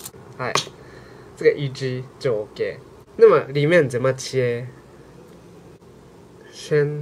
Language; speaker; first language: Chinese; non-native, learner; Japanese